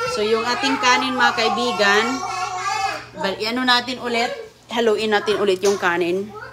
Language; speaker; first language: Filipino; non-native, local second language; Cebuano